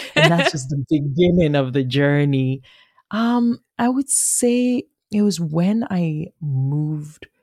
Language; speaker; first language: English; non-native, local second language; Igbo